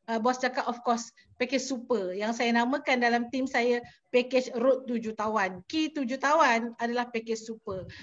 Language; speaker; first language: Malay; native; Malay